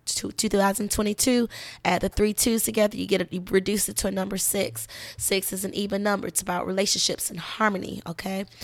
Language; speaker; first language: English; native; English